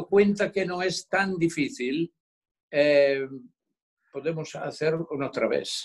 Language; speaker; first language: Spanish; non-native, fluent; Italian